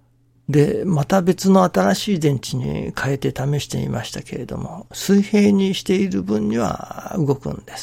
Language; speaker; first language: Japanese; native; Japanese